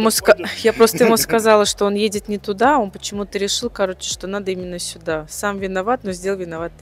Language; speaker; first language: Russian; native; Russian